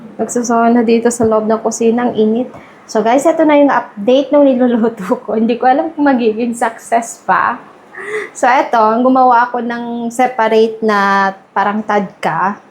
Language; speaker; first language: Filipino; non-native, local second language; Iloko